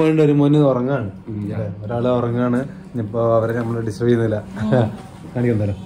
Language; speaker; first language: Malayalam; native; Malayalam